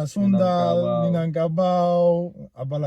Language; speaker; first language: Indonesian; non-native, learner; Polish